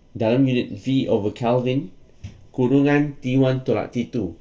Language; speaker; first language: English; non-native, local second language; Malay